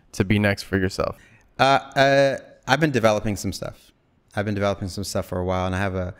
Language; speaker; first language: English; native; English